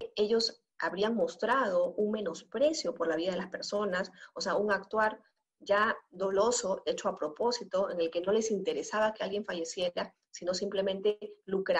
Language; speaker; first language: Spanish; native; Spanish